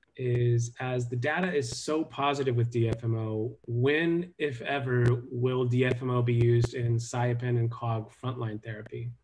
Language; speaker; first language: English; native; English